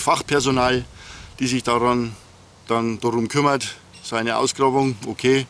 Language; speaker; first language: German; native; German